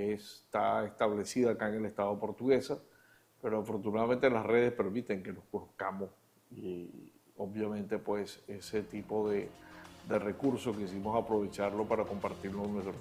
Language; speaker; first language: Spanish; native; Spanish